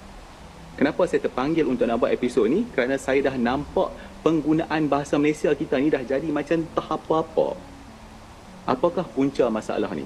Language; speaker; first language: Malay; native; Malay